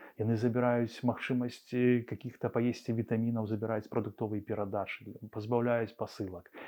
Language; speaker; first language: Belarusian; non-native, local second language; Russian